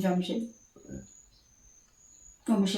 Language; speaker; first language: Korean; non-native, learner; Bangla